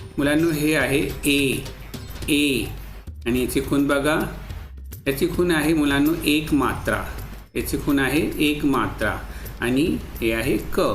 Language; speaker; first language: Marathi; non-native, local second language; Urdu